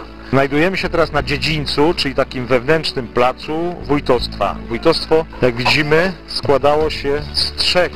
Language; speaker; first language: Polish; native; Polish